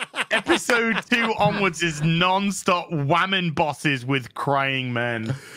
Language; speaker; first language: English; native; English